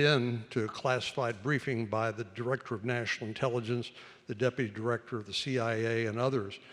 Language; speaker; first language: English; native; English